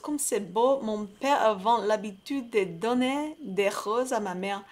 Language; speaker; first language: French; non-native, learner; English